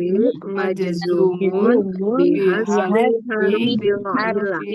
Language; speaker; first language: Arabic; non-native, learner; Indonesian